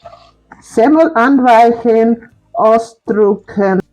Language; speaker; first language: German; non-native, fluent; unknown